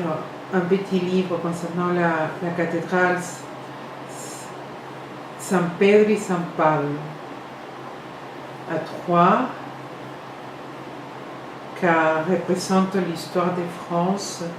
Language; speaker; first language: French; non-native, fluent; Spanish